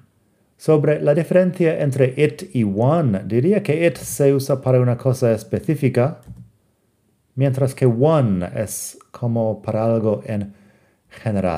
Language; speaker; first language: Spanish; non-native, fluent; English